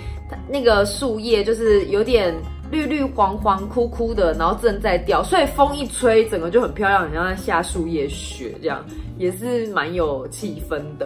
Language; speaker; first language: Chinese; native; Chinese